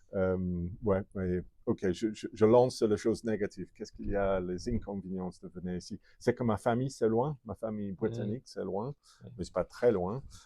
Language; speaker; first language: French; non-native, fluent; English